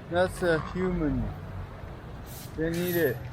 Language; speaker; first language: English; non-native, learner; Chinese